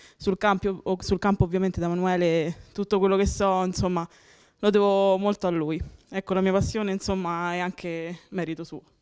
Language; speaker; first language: Italian; native; Italian